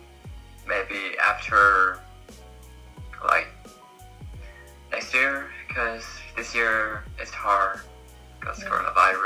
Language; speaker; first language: English; non-native, learner; Korean